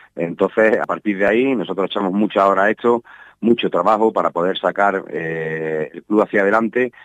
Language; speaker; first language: Spanish; native; Spanish